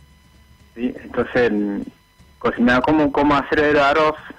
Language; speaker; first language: Spanish; non-native, fluent; Japanese